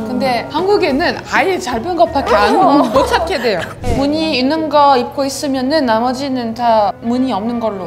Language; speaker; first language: Korean; non-native, fluent; French